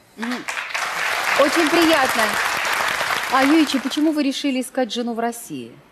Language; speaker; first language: Russian; native; Russian